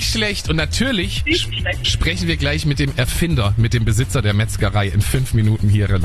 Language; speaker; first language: German; native; German